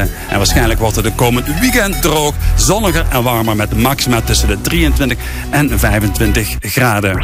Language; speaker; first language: Dutch; native; Dutch